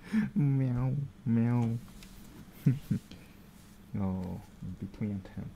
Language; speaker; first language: English; non-native, learner; Japanese